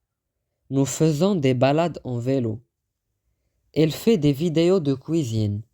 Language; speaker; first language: French; non-native, fluent; Arabic